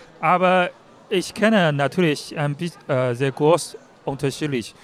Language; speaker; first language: German; non-native, learner; Chinese